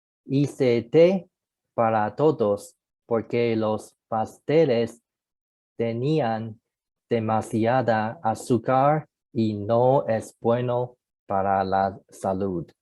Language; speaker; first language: Spanish; non-native, learner; Chinese